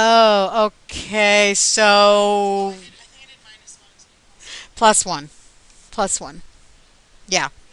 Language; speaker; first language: English; native; English